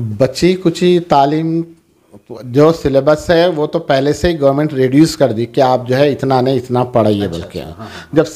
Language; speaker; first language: Urdu; native; Urdu